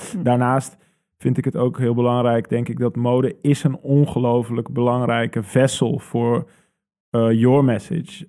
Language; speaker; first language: Dutch; native; Dutch